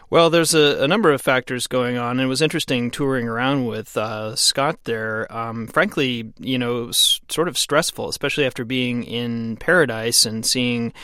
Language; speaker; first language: English; native; English